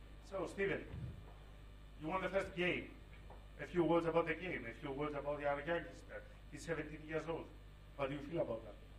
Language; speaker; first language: English; non-native, fluent; Greek